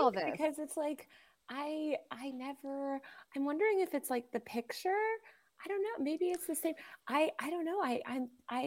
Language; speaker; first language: English; native; English